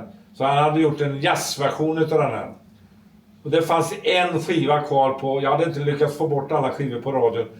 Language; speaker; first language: Swedish; native; Swedish